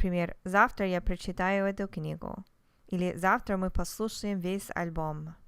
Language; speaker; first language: Russian; non-native, fluent; English